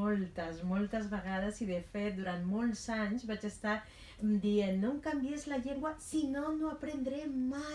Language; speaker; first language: Catalan; non-native, fluent; Spanish